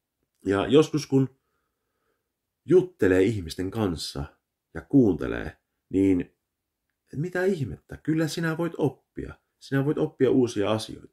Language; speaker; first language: Finnish; early bilingual, heritage; Finnish